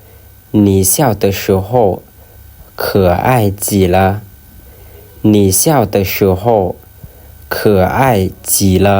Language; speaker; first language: Chinese; non-native, learner; Lao